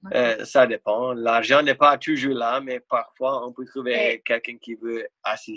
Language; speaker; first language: French; non-native, fluent; English